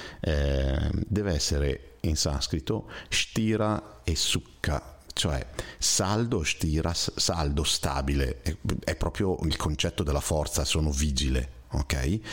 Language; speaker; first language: Italian; native; Italian